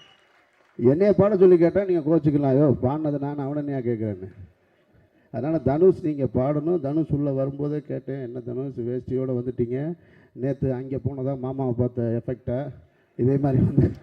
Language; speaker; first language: Tamil; native; Tamil